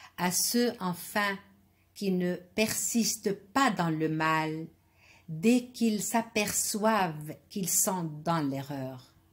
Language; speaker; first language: French; non-native, local second language; Arabic